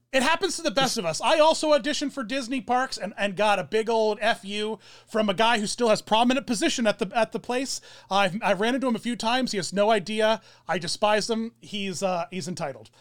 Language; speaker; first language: English; early bilingual, other home language; German